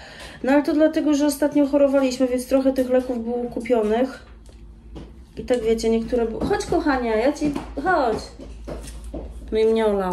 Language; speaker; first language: Polish; native; Polish